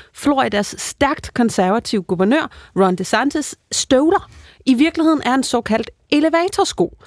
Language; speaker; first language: Danish; native; Danish